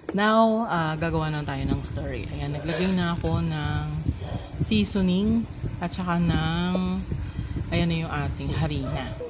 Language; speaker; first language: Filipino; non-native, local second language; Pampanga